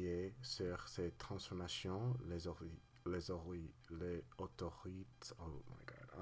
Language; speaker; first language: French; non-native, learner; English